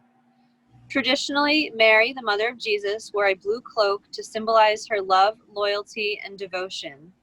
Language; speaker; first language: English; native; English